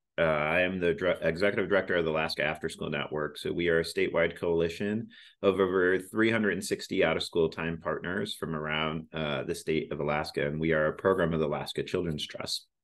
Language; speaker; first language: English; native; English